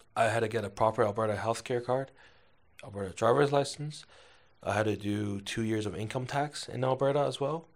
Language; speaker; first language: English; early bilingual, other home language; Chinese